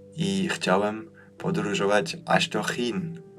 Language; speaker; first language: Polish; non-native, fluent; German